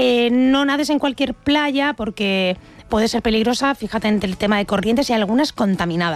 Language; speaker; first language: Spanish; native; Spanish